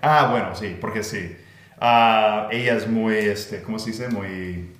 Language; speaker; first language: Spanish; non-native, fluent; English